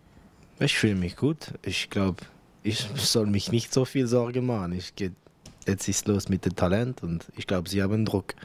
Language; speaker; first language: German; non-native, fluent; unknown